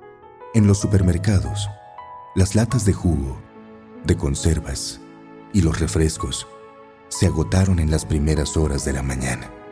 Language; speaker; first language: Spanish; native; Spanish